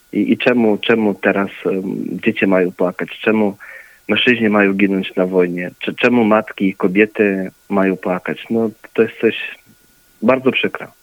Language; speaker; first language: Polish; early bilingual, heritage; Polish